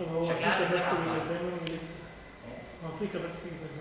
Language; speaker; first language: Arabic; native; Arabic